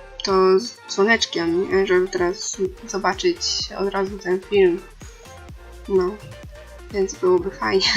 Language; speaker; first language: Polish; native; Polish